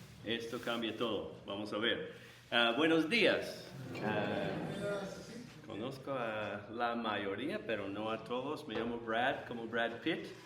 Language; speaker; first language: Spanish; non-native, fluent; English